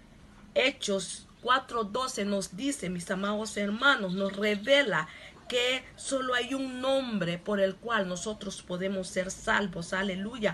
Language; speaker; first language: Spanish; non-native, local second language; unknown